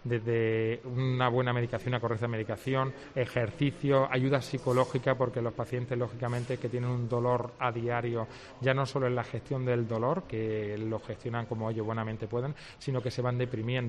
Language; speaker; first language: Spanish; native; Spanish